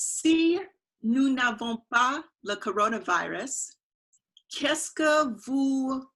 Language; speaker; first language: French; non-native, learner; English